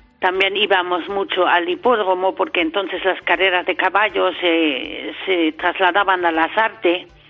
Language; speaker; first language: Spanish; non-native, fluent; German